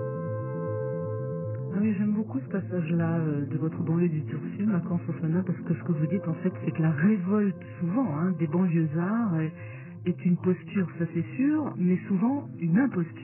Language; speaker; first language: French; native; French